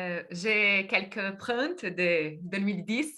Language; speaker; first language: French; non-native, learner; Portuguese